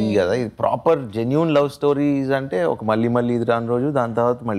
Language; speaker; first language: Telugu; native; Telugu